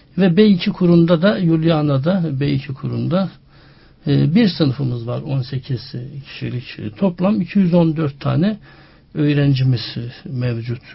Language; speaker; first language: Turkish; native; Turkish